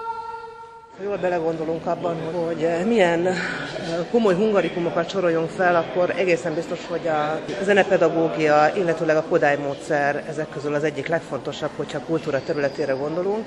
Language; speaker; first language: Hungarian; native; Hungarian